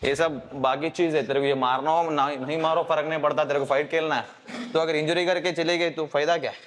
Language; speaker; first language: Hindi; non-native, local second language; Telugu